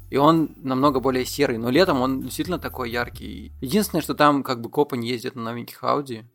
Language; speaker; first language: Russian; native; Russian